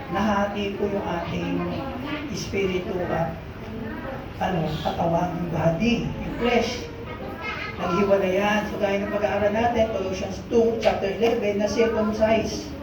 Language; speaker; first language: Filipino; native; Filipino